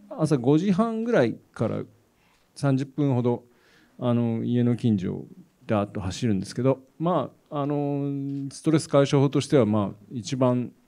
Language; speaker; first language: Japanese; native; Japanese